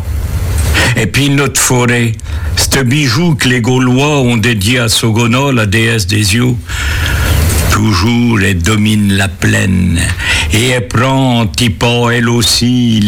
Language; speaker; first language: French; native; French